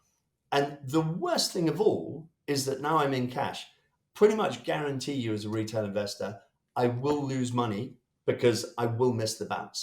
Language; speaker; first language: English; native; English